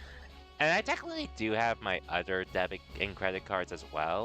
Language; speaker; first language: English; native; English